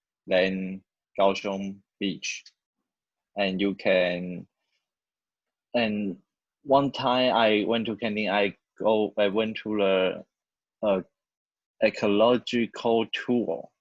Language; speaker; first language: English; non-native, learner; Chinese